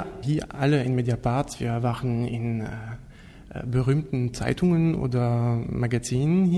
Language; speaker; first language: German; non-native, fluent; French